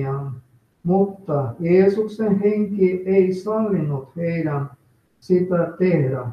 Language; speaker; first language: Finnish; non-native, fluent; Russian